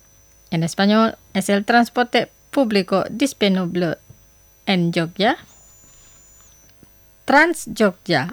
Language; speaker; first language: Spanish; non-native, fluent; Indonesian